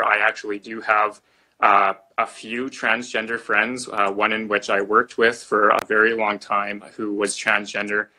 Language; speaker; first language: English; native; English